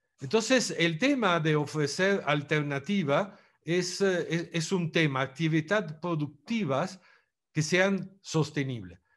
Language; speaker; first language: Spanish; non-native, fluent; Italian